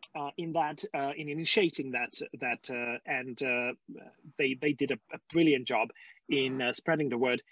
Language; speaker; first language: English; non-native, fluent; Hungarian